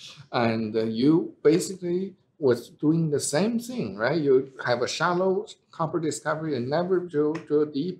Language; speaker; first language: English; non-native, fluent; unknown